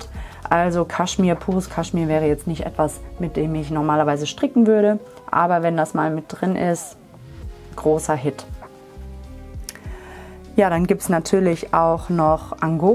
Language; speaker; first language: German; native; German